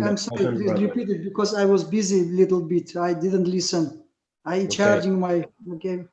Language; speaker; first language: English; non-native, learner; Russian